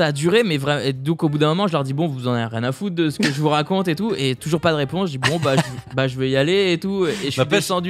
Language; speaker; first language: French; native; French